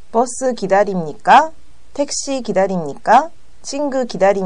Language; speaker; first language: Korean; non-native, fluent; Japanese